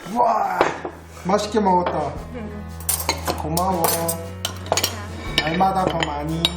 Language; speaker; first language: Korean; non-native, learner; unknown